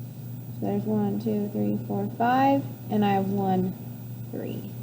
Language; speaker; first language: English; native; English